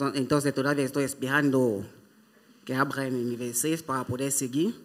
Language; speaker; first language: Spanish; non-native, fluent; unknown